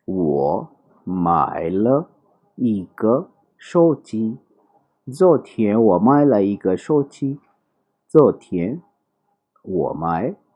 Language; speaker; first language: Chinese; non-native, fluent; Urdu